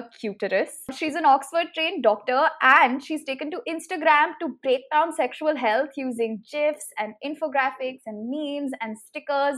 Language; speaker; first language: English; non-native, local second language; Hindi